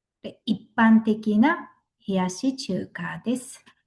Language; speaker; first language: Japanese; non-native, fluent; Mongolian